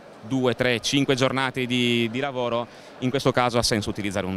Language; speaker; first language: Italian; native; Italian